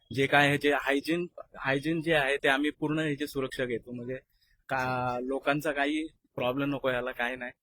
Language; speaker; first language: Marathi; native; Marathi